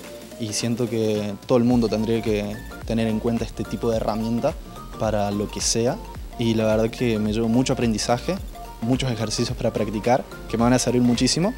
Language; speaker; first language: Spanish; native; Spanish